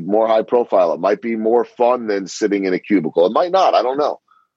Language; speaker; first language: English; native; English